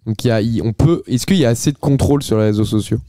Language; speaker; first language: French; native; French